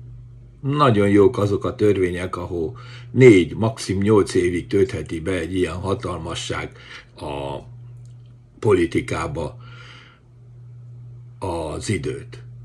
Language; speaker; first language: Hungarian; native; Hungarian